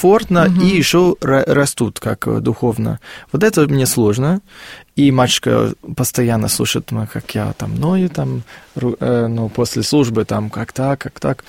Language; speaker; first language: Russian; non-native, fluent; Afrikaans